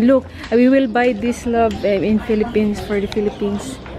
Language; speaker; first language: English; non-native, local second language; Cebuano